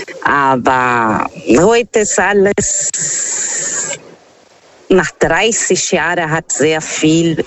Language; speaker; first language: German; non-native, learner; Portuguese